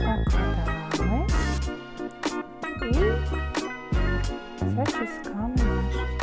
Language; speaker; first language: Polish; non-native, fluent; Ukrainian